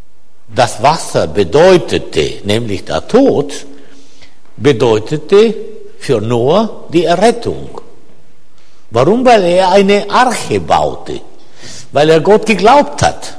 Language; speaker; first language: German; non-native, fluent; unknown